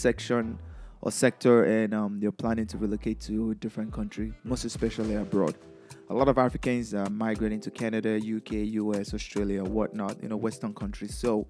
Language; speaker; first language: English; non-native, local second language; Yoruba